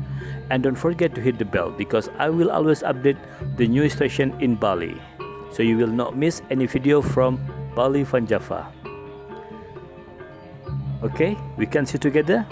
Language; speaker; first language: English; non-native, local second language; Indonesian